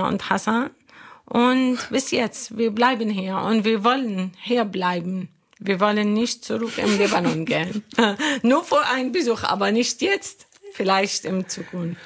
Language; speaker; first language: German; non-native, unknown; Arabic